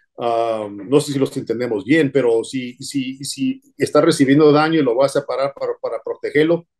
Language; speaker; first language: Spanish; early bilingual, heritage; Spanish